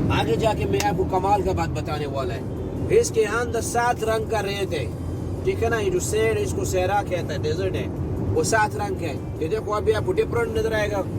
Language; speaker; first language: Urdu; non-native, local second language; Pashto